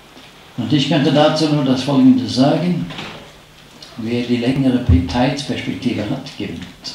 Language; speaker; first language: German; non-native, fluent; Norwegian